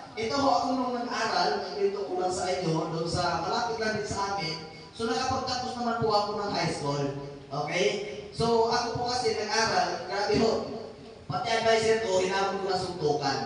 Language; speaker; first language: Filipino; non-native, local second language; Masbatenyo